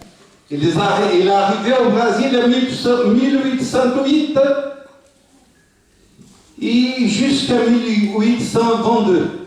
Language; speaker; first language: French; non-native, fluent; Portuguese